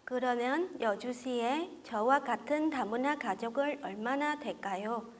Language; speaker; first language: Korean; non-native, fluent; Vietnamese